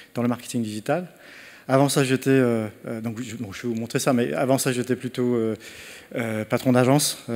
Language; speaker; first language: French; non-native, fluent; Danish